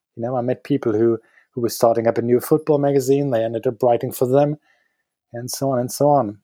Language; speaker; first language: English; non-native, fluent; German